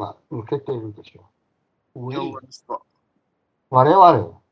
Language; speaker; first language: Japanese; non-native, fluent; Chinese